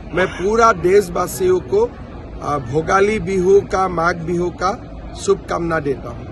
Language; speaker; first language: Hindi; non-native, local second language; Assamese